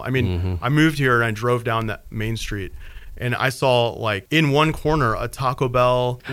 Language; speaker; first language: English; native; English